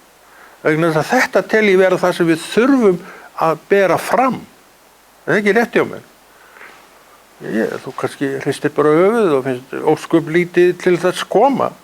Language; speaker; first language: Icelandic; native; Icelandic